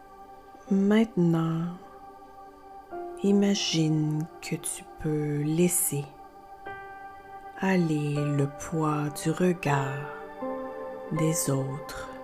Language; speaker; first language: French; native; French